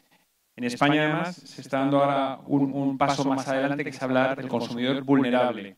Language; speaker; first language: Spanish; native; Spanish